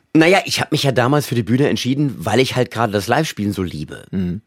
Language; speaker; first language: German; native; German